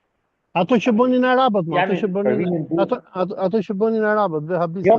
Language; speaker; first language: Albanian; native; Albanian